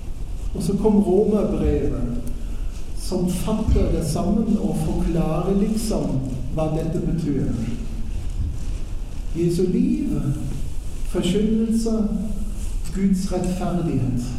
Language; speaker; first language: Norwegian; non-native, fluent; German